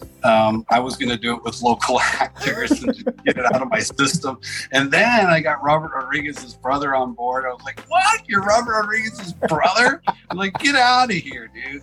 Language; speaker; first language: English; early bilingual, other home language; Spanish